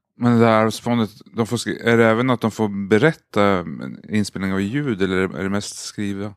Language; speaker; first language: Swedish; native; Swedish